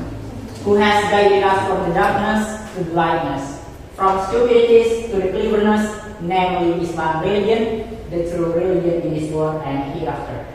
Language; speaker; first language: English; non-native, fluent; Indonesian